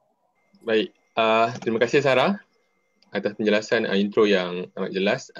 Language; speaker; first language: Malay; native; Malay